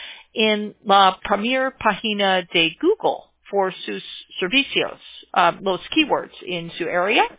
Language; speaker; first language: Spanish; non-native, learner; English